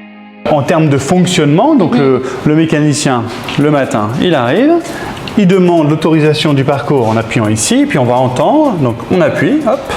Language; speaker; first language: French; native; French